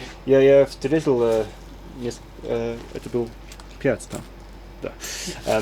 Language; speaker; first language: Russian; non-native, learner; English